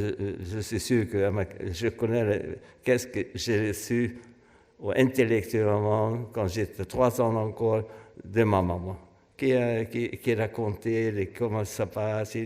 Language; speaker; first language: French; non-native, fluent; Hungarian